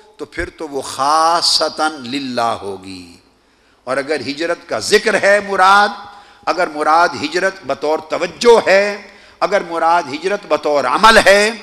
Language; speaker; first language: Urdu; native; Urdu